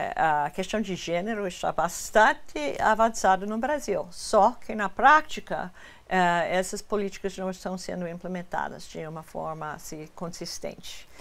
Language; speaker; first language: Portuguese; non-native, fluent; English